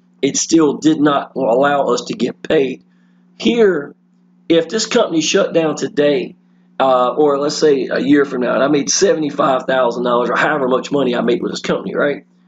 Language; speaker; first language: English; native; English